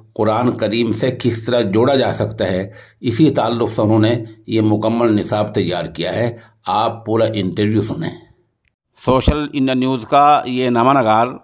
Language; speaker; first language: Urdu; native; Urdu